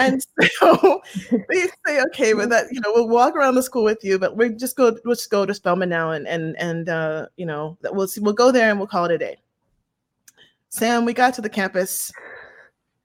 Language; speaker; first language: English; native; English